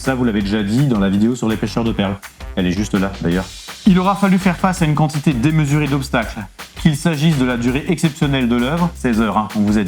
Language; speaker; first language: French; native; French